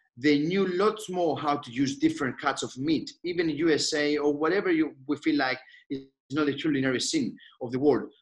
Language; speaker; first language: English; non-native, fluent; Greek